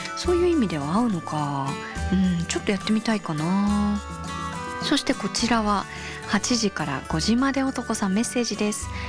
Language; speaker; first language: Japanese; native; Japanese